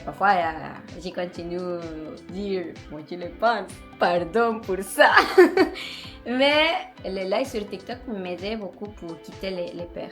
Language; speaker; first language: French; non-native, learner; Spanish